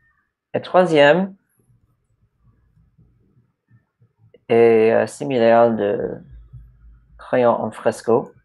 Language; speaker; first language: French; non-native, learner; English